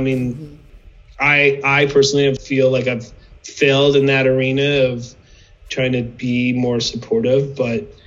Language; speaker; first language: English; native; English